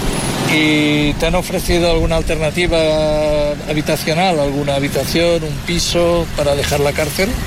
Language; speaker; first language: Spanish; native; Spanish